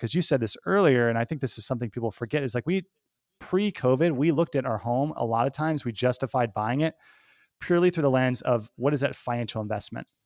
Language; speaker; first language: English; native; English